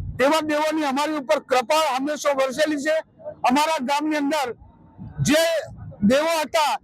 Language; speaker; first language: Gujarati; non-native, local second language; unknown